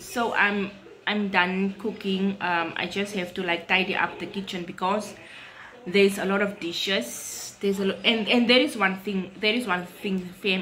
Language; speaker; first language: English; non-native, local second language; Afrikaans